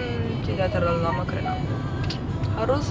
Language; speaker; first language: Indonesian; non-native, fluent; Bulgarian